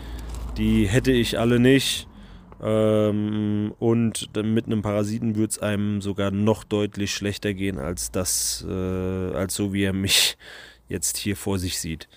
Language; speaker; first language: German; native; German